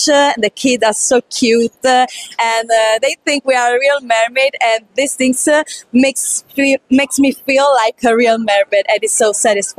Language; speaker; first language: English; non-native, fluent; Italian